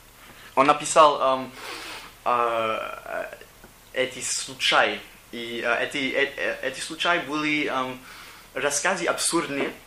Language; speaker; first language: Russian; non-native, learner; English